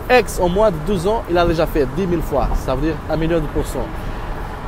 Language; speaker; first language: French; non-native, learner; Portuguese